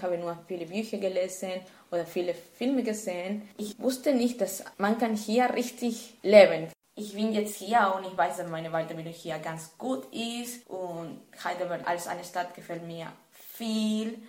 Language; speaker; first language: German; non-native, fluent; Spanish